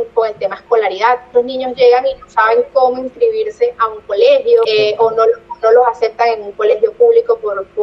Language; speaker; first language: Spanish; native; Spanish